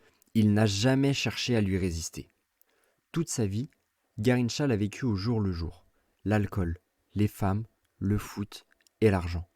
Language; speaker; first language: French; native; French